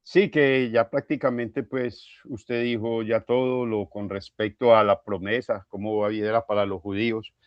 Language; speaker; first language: Spanish; native; Spanish